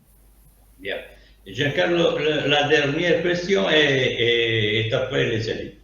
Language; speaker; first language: French; non-native, learner; Italian